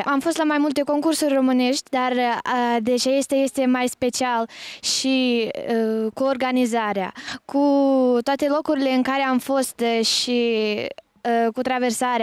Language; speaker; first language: Romanian; early bilingual, heritage; Romanian